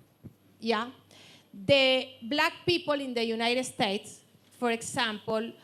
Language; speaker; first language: English; non-native, learner; Spanish